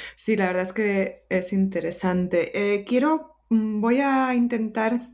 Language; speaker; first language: Spanish; native; Spanish